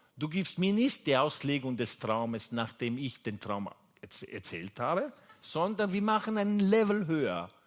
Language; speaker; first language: German; non-native, fluent; Italian